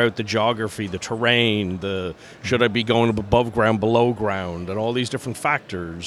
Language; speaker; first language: English; native; English